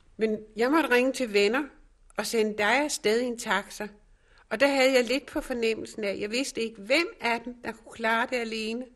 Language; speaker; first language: Danish; native; Danish